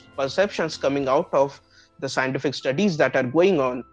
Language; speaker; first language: English; non-native, local second language; Bangla